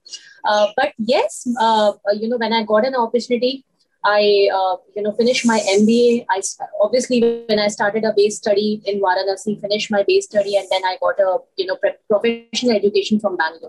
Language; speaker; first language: English; non-native, local second language; Hindi